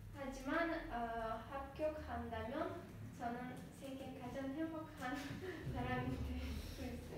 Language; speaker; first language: Korean; non-native, learner; Azerbaijani